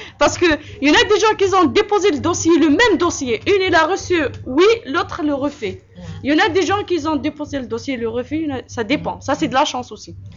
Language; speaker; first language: French; non-native, local second language; Kabyle